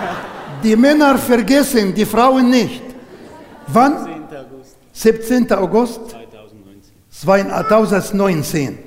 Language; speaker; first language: German; non-native, learner; Arabic